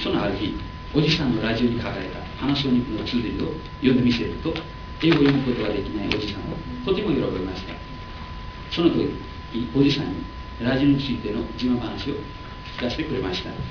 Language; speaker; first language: Japanese; non-native, fluent; Nepali